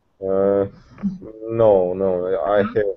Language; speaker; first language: English; non-native, learner; Russian